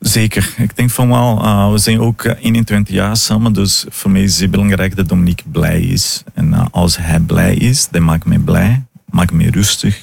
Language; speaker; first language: Dutch; non-native, fluent; Portuguese